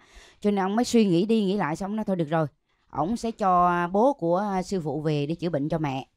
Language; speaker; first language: Vietnamese; native; Vietnamese